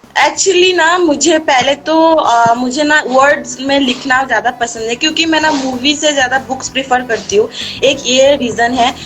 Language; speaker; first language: Hindi; non-native, local second language; Assamese